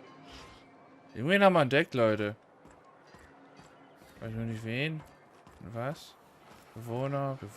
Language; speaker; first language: German; native; German